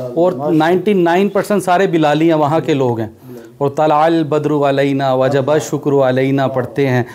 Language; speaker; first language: Urdu; native; Urdu